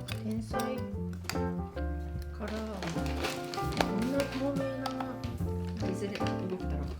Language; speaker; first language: Japanese; native; Japanese